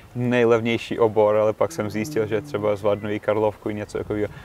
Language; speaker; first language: Czech; non-native, fluent; Russian